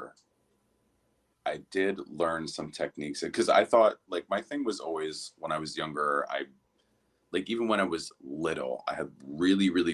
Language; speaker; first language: English; native; English